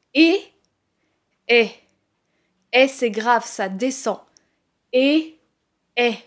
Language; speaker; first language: French; native; French